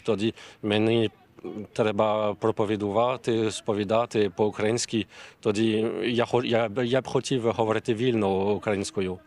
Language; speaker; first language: Ukrainian; non-native, learner; French